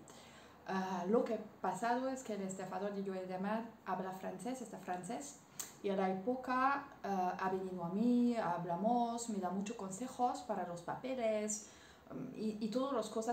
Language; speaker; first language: Spanish; non-native, learner; French